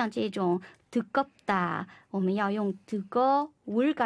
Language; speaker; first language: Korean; non-native, fluent; Chinese